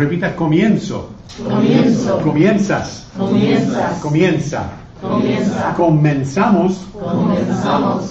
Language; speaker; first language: Spanish; non-native, fluent; English